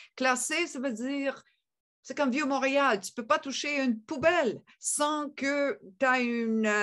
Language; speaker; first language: French; native; French